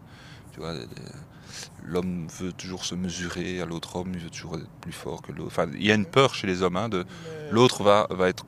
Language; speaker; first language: French; native; French